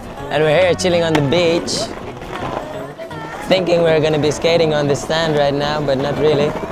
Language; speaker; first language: English; non-native, fluent; Latvian